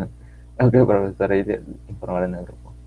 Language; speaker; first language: Spanish; native; Spanish